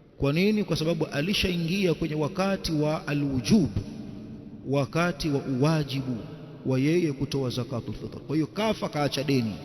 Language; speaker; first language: Swahili; native; Swahili